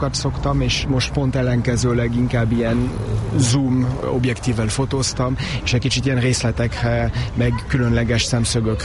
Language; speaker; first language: Hungarian; non-native, fluent; French